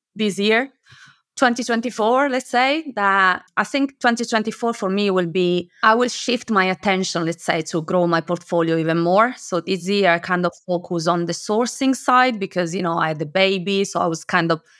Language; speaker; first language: English; non-native, fluent; Italian